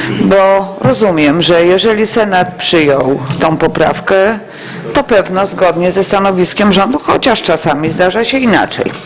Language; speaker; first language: Polish; native; Polish